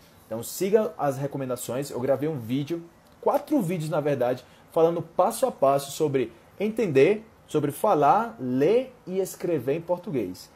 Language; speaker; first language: Portuguese; native; Portuguese